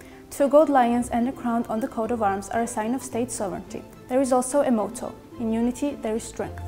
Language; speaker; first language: English; non-native, learner; Georgian